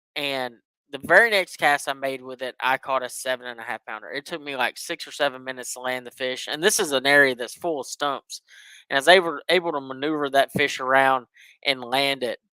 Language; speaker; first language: English; native; English